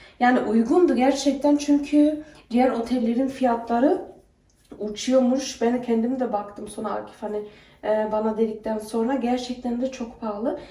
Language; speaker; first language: Turkish; early bilingual, heritage; Turkish